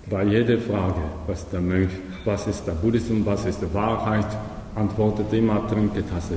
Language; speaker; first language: German; non-native, learner; Japanese